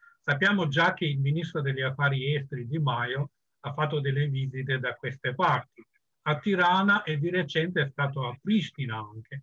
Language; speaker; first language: Italian; non-native, fluent; Albanian